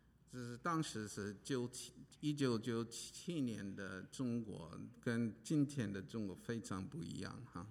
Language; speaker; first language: Chinese; non-native, fluent; English